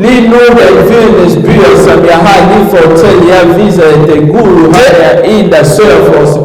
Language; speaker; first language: Danish; early bilingual, other home language; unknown